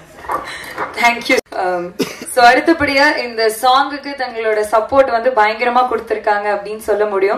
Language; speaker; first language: Tamil; native; Tamil